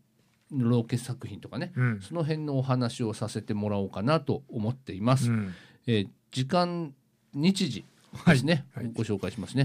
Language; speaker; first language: Japanese; native; Japanese